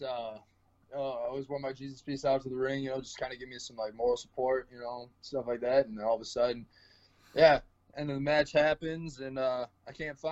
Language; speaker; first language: English; native; English